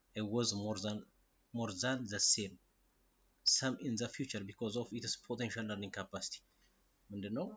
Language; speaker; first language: English; non-native, local second language; Amharic